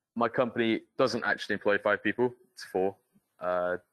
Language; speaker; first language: English; native; English